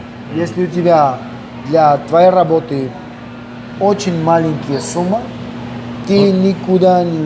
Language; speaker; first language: Russian; non-native, local second language; Armenian